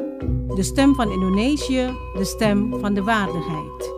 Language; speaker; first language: Dutch; non-native, fluent; Indonesian